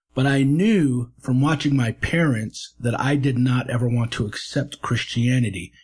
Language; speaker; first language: English; native; English